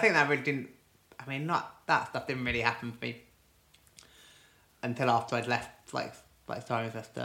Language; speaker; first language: English; native; English